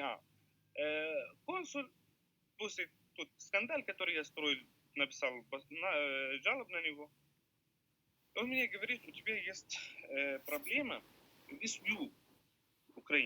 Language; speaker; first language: Russian; non-native, learner; Arabic